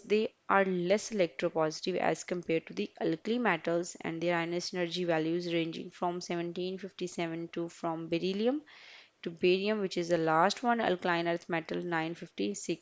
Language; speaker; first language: English; non-native, local second language; Urdu